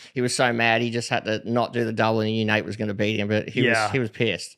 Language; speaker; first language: English; native; English